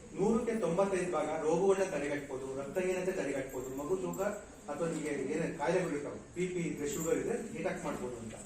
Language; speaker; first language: Kannada; native; Kannada